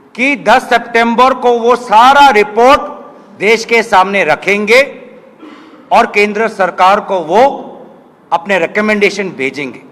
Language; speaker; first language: Hindi; non-native, local second language; Assamese